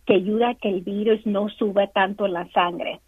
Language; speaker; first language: Spanish; early bilingual, other home language; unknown